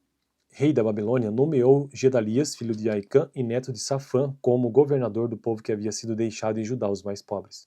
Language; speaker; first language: Portuguese; native; Portuguese